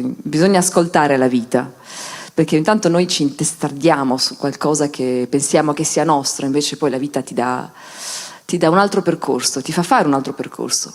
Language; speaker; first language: Italian; native; Italian